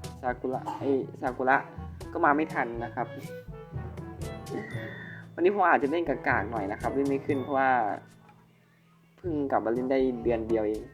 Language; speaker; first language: Thai; native; Thai